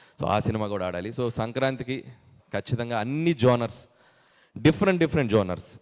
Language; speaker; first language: Telugu; native; Telugu